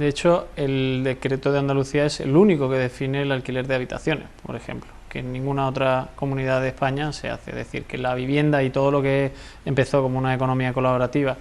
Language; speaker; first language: Spanish; native; Spanish